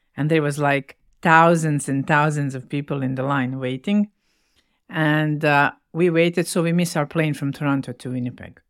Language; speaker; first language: English; non-native, fluent; Bosnian